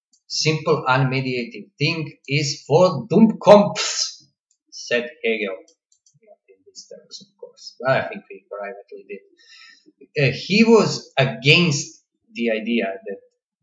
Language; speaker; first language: English; non-native, fluent; Croatian